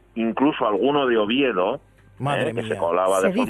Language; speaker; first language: Spanish; native; Spanish